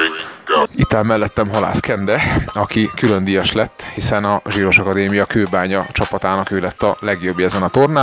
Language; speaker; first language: Hungarian; native; Hungarian